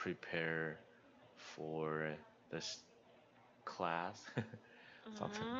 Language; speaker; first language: English; non-native, learner; Korean